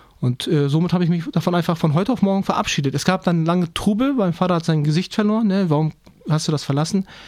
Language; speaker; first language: German; non-native, fluent; Turkish